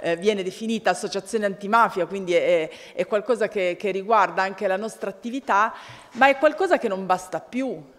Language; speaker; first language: Italian; native; Italian